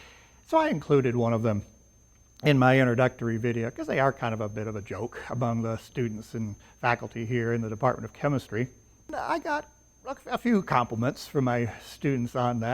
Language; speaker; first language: English; native; English